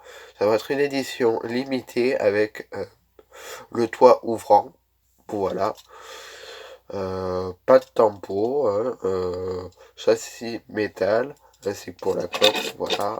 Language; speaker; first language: French; native; French